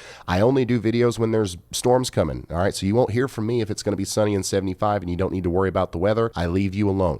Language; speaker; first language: English; native; English